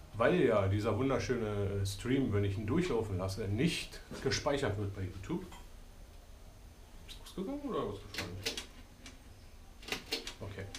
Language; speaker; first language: German; native; German